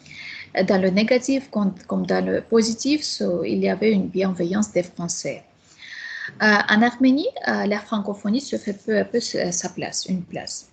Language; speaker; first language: French; non-native, fluent; Armenian